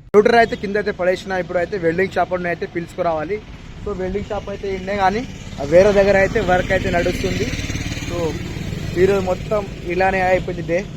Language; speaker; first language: Telugu; native; Telugu